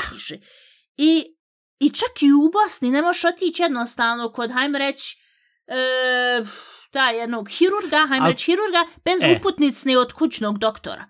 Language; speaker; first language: Bosnian; early bilingual, heritage; Bosnian